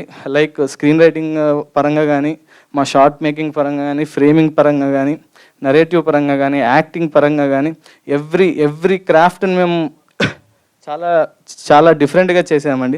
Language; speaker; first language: Telugu; native; Telugu